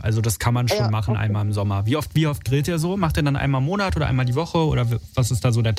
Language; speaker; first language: German; native; German